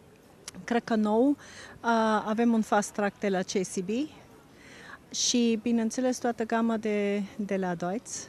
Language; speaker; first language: Romanian; non-native, fluent; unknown